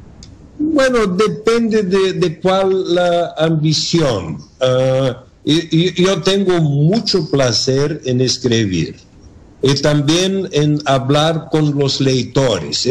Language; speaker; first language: Spanish; non-native, learner; Bulgarian